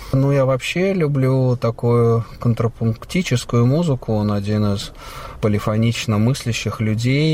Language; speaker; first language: Russian; native; Russian